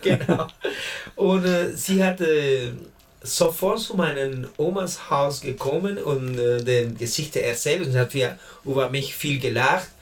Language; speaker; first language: German; non-native, learner; Spanish